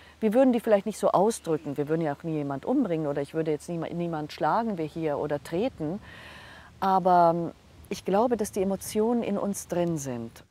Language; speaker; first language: German; non-native, local second language; Hungarian